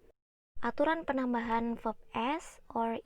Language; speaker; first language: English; non-native, fluent; Indonesian